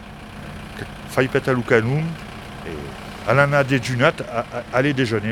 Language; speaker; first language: French; native; French